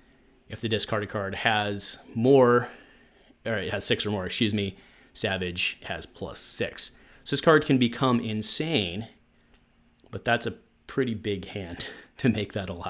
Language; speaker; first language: English; native; English